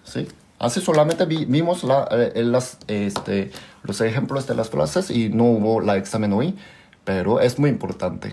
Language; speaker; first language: Spanish; non-native, fluent; Korean